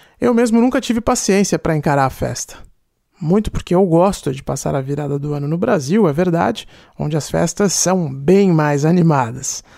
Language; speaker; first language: Portuguese; native; Portuguese